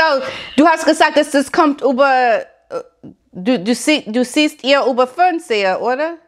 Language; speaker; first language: German; non-native, learner; English